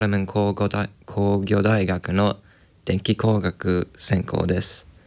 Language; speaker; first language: Japanese; early bilingual, heritage; English